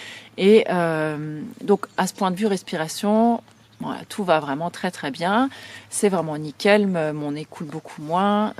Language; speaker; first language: French; native; French